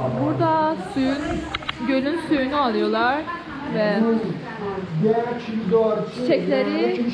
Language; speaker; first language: Turkish; non-native, learner; Persian